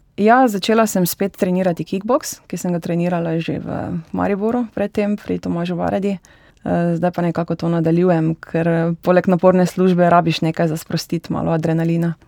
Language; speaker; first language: Slovenian; native; Slovenian